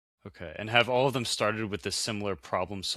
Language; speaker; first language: English; native; English